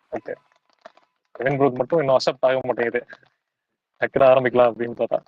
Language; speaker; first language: Tamil; native; Tamil